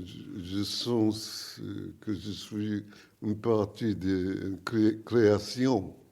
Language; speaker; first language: French; non-native, learner; English